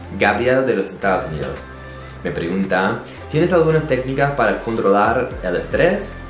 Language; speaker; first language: Spanish; non-native, fluent; English